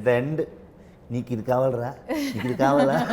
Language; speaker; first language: Telugu; non-native, learner; Kannada